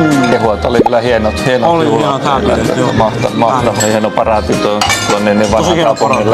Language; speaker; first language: Finnish; native; Finnish